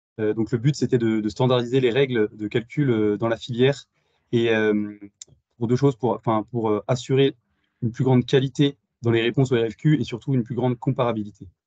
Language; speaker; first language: French; native; French